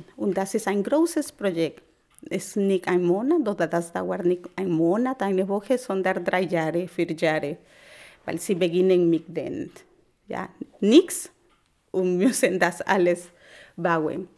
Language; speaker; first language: German; non-native, learner; Spanish